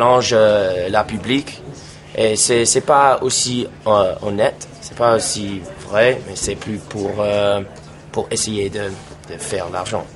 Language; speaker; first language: French; non-native, fluent; English